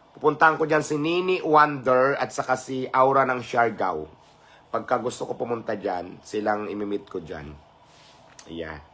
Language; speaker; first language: Filipino; non-native, local second language; Cebuano